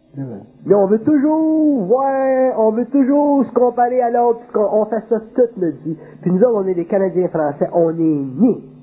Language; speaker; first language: French; native; French